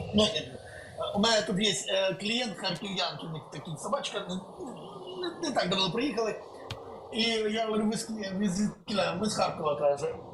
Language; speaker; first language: Ukrainian; native; Ukrainian